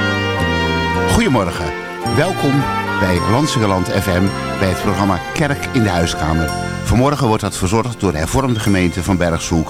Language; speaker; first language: Dutch; native; Dutch